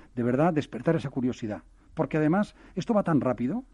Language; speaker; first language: Spanish; native; Spanish